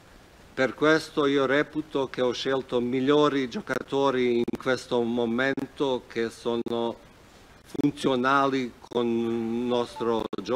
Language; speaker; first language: Italian; non-native, fluent; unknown